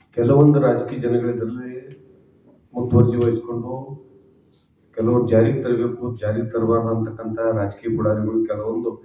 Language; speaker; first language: Kannada; native; Kannada